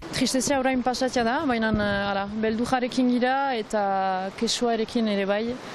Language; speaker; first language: Basque; native; Basque